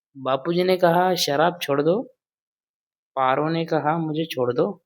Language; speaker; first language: Hindi; non-native, local second language; Marathi